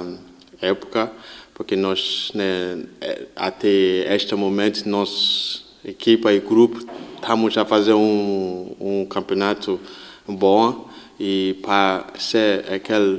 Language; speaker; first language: Portuguese; non-native, learner; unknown